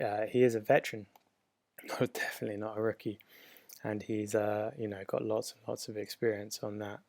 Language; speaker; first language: English; native; English